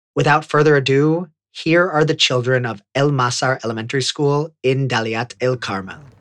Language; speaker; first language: English; native; English